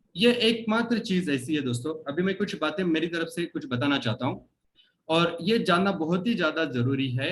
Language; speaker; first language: Hindi; non-native, local second language; Marathi